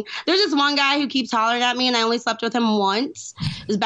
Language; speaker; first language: English; native; English